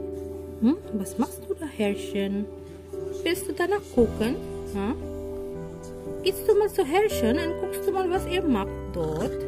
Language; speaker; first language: German; non-native, learner; Filipino